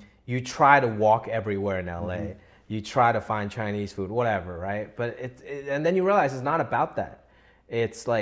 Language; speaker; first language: English; non-native, local second language; Wu Chinese